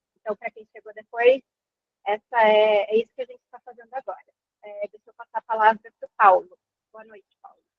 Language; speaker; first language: Portuguese; native; Portuguese